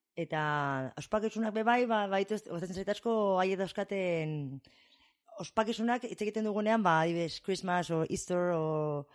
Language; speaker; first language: Basque; non-native, fluent; English